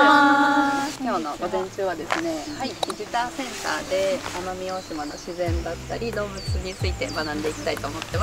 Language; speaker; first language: Japanese; native; Japanese